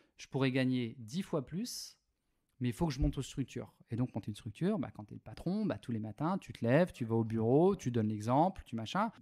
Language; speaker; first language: French; native; French